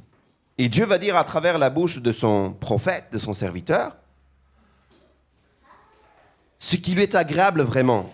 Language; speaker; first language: French; native; French